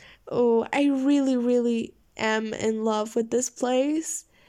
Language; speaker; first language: English; non-native, fluent; Arabic